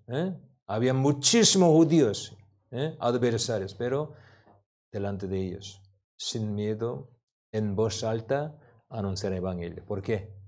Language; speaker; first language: Spanish; non-native, learner; Korean